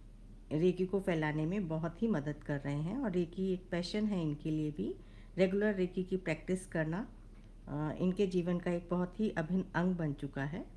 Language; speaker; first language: Hindi; native; Hindi